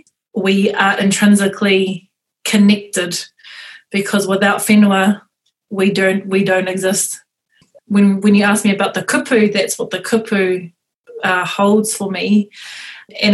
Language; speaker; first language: English; native; English